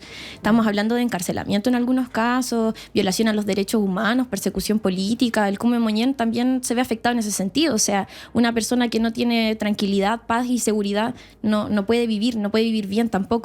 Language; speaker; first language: Spanish; native; Spanish